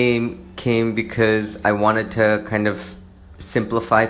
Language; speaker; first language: English; native; English